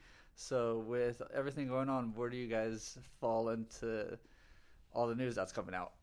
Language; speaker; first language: English; native; English